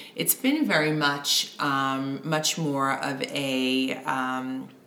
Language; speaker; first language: English; native; English